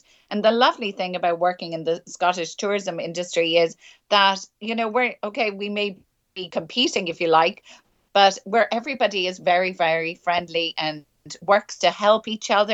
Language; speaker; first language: English; native; English